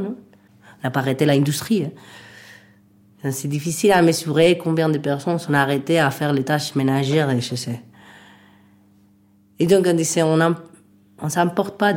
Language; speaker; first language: French; non-native, fluent; Spanish